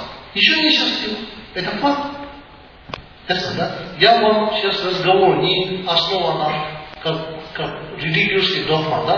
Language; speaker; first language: Russian; non-native, learner; Tibetan